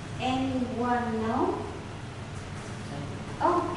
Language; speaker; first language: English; non-native, local second language; Indonesian